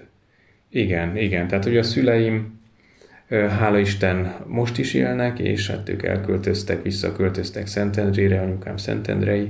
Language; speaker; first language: Hungarian; native; Hungarian